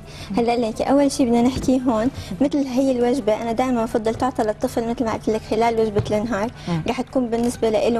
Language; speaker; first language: Arabic; native; Arabic